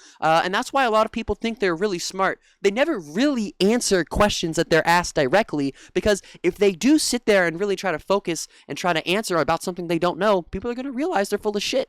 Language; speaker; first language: English; native; English